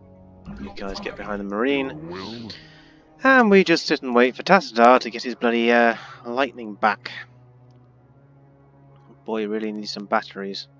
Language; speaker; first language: English; native; English